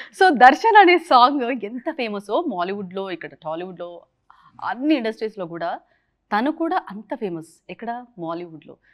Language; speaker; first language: Telugu; native; Telugu